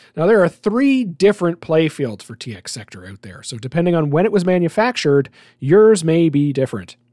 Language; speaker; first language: English; native; English